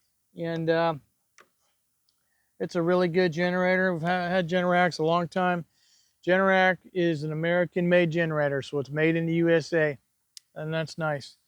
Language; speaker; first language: English; native; English